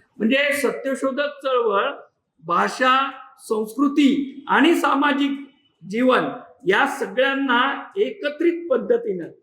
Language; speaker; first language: Marathi; native; Marathi